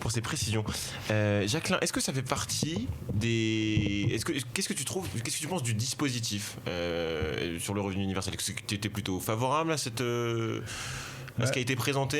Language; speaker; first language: French; native; French